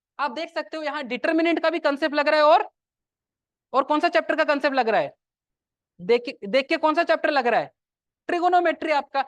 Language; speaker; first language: Hindi; non-native, local second language; Assamese